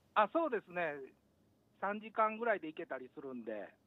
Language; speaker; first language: Japanese; native; Japanese